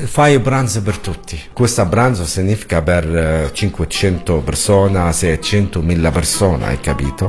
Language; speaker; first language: Italian; non-native, learner; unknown